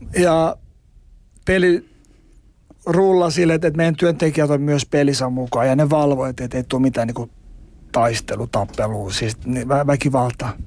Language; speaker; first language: Finnish; non-native, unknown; Albanian